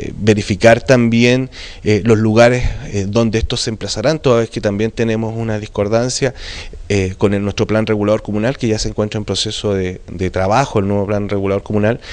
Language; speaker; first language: Spanish; native; Spanish